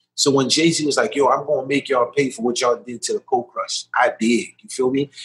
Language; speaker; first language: English; early bilingual, other home language; Haitian Creole